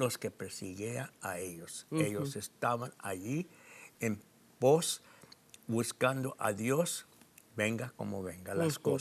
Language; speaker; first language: Spanish; non-native, fluent; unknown